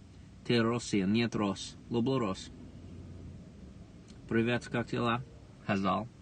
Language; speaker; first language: Russian; non-native, learner; English